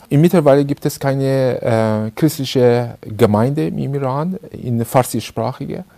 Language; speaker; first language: German; non-native, fluent; Persian